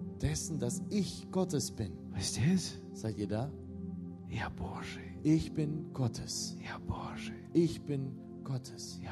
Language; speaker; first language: German; non-native, fluent; Russian